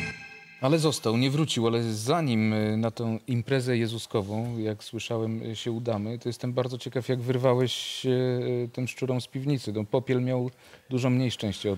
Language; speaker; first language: Polish; native; Polish